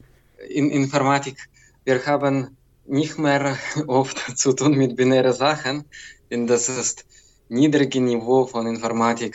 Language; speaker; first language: German; non-native, learner; Belarusian